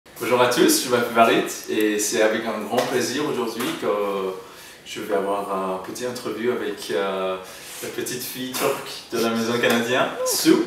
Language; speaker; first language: French; non-native, fluent; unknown